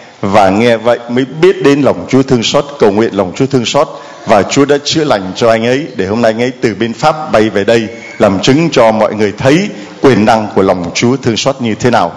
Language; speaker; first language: Vietnamese; native; Vietnamese